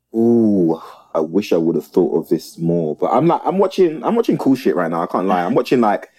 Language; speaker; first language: English; native; English